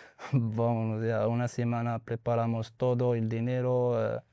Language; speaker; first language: Spanish; non-native, learner; Arabic